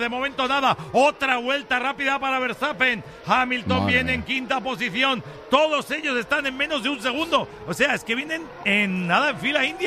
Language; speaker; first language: Spanish; native; Spanish